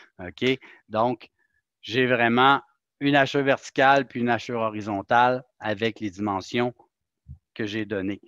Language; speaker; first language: French; native; French